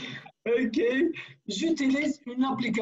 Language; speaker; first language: French; non-native, fluent; Kurdish